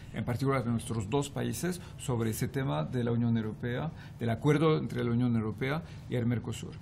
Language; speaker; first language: Spanish; non-native, fluent; French